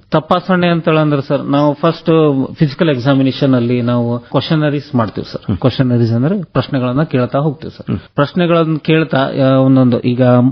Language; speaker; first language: Kannada; native; Kannada